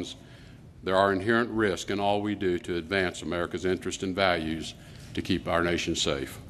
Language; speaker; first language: English; native; English